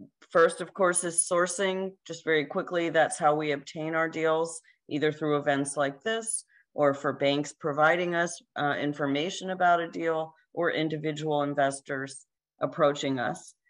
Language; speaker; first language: English; native; English